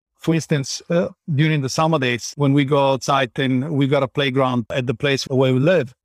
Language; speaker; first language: English; non-native, fluent; Bulgarian